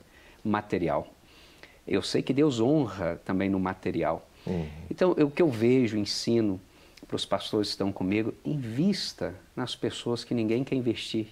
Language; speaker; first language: Portuguese; native; Portuguese